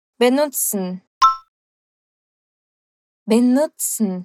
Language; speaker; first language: German; non-native, fluent; Portuguese